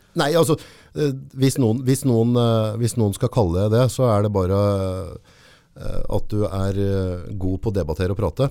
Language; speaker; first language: Norwegian; native; Norwegian